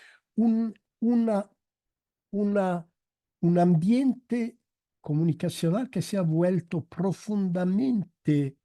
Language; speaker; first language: Spanish; non-native, fluent; Italian